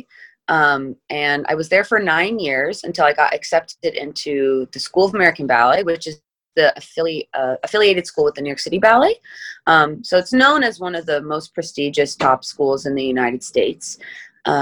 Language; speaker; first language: English; native; English